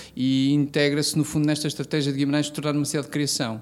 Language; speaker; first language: Portuguese; native; Portuguese